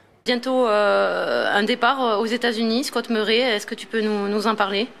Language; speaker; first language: French; native; French